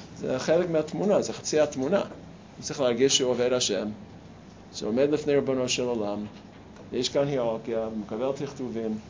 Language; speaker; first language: Hebrew; non-native, fluent; English